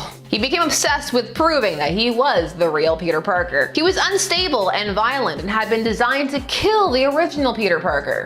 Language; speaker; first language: English; native; English